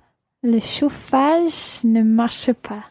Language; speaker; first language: French; non-native, learner; English